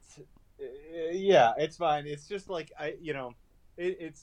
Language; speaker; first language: English; native; English